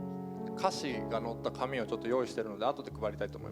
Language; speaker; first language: Japanese; native; Japanese